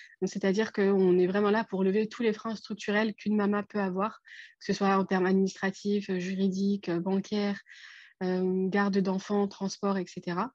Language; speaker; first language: French; native; French